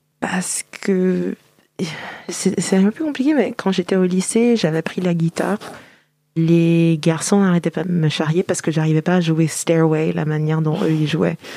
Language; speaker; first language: French; native; French